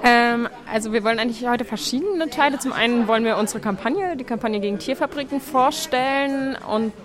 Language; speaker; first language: German; native; German